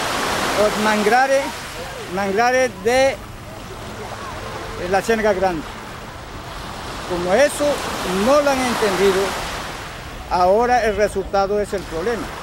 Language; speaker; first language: Spanish; non-native, local second language; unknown